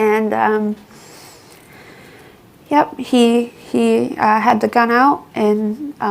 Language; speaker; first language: English; native; English